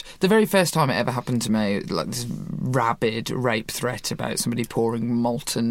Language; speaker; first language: English; native; English